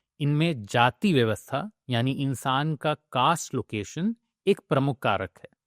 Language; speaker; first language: Hindi; native; Hindi